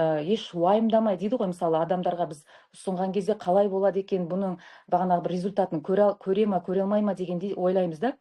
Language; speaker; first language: Kazakh; native; Kazakh